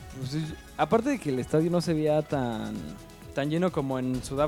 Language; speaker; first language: Spanish; native; Spanish